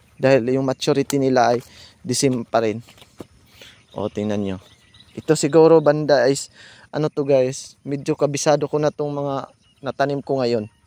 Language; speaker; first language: Filipino; non-native, local second language; Cebuano